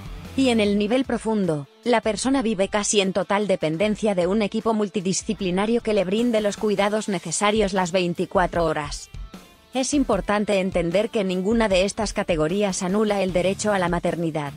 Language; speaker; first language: Spanish; native; Spanish